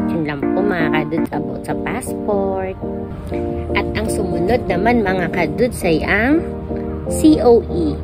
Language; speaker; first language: Filipino; native; Filipino